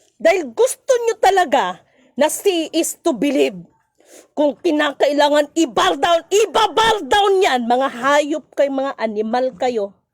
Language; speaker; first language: Filipino; non-native, local second language; Cebuano